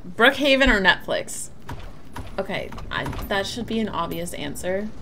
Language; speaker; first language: English; native; English